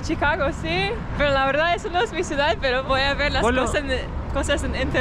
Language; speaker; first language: Spanish; non-native, learner; English